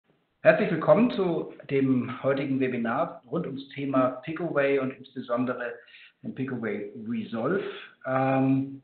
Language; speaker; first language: German; native; German